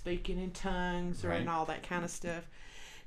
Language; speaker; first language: English; native; English